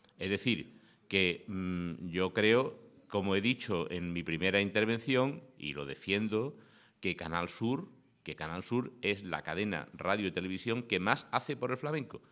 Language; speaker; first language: Spanish; native; Spanish